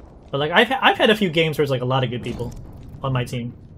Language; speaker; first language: English; native; English